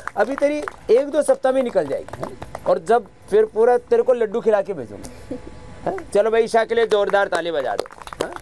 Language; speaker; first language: Hindi; native; Hindi